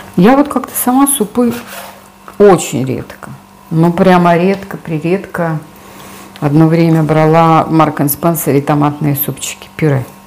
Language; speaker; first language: Russian; native; Russian